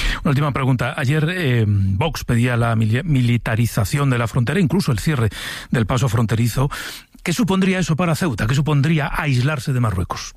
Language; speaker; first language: Spanish; native; Spanish